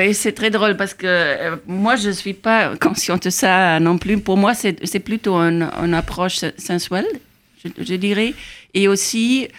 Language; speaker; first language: French; non-native, fluent; German